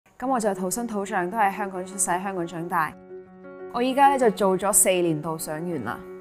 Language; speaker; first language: Cantonese; early bilingual, other home language; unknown